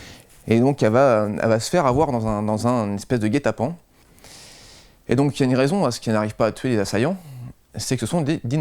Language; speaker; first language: French; native; French